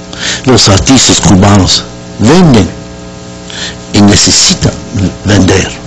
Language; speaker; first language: Spanish; non-native, fluent; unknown